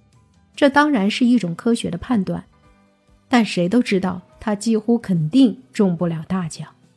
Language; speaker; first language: Chinese; native; Chinese